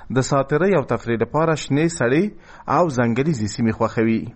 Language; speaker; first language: Pashto; native; Pashto